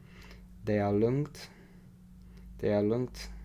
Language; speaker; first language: Swedish; non-native, learner; English